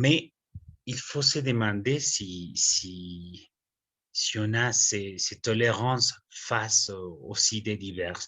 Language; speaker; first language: French; non-native, fluent; Spanish